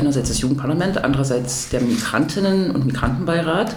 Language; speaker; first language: German; native; German